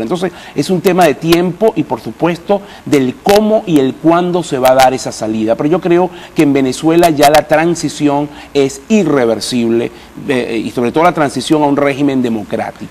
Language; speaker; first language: Spanish; native; Spanish